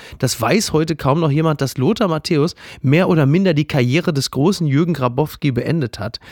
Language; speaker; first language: German; native; German